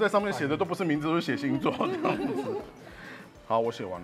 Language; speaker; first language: Chinese; native; Chinese